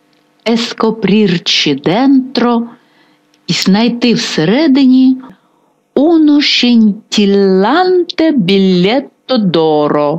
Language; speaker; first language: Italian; non-native, fluent; Ukrainian